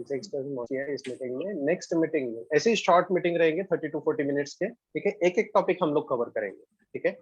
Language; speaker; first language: Hindi; non-native, local second language; Marathi